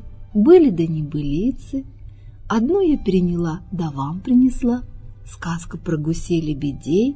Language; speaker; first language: Russian; native; Russian